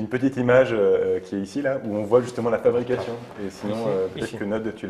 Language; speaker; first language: French; native; French